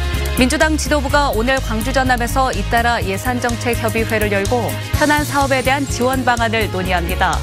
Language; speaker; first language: Korean; native; Korean